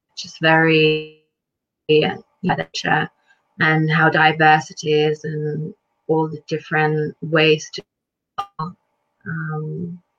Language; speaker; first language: English; early bilingual, other home language; Lithuanian